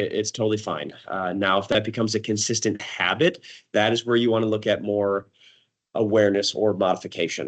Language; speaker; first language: English; native; English